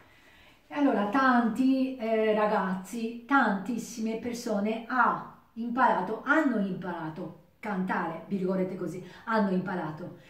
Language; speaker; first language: Italian; non-native, learner; Japanese